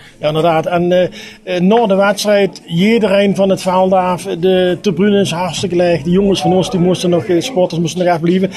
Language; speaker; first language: Dutch; native; Dutch